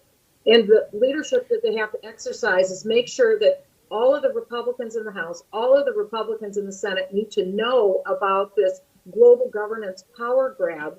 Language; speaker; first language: English; native; English